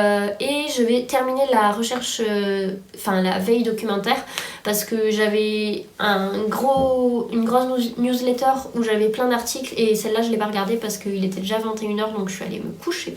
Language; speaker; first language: French; native; French